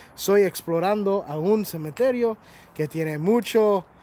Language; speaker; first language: Spanish; non-native, learner; English